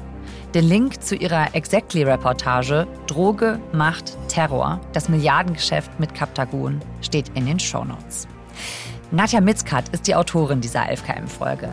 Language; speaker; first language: German; native; German